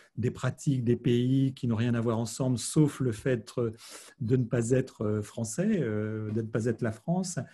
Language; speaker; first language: French; native; French